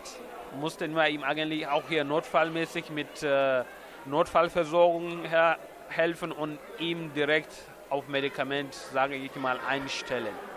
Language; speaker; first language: German; non-native, fluent; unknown